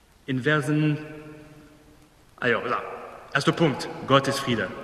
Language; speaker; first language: German; non-native, fluent; English